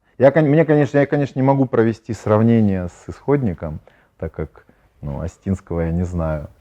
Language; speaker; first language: Russian; native; Russian